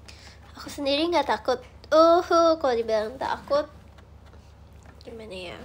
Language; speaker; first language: Indonesian; native; Indonesian